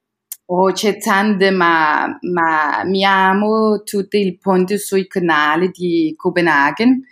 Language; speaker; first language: Italian; non-native, learner; Danish